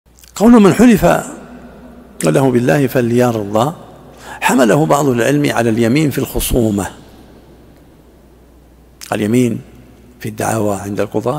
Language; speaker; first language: Arabic; native; Arabic